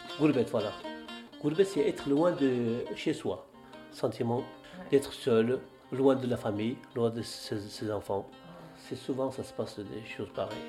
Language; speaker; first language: French; non-native, fluent; Turkish